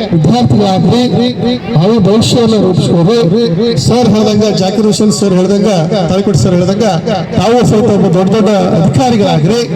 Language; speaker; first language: Kannada; non-native, local second language; Urdu